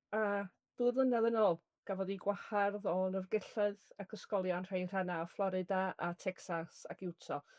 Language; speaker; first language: Welsh; native; Welsh